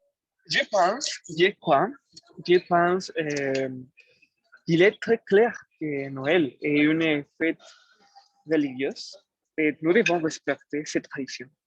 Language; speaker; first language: French; non-native, learner; Spanish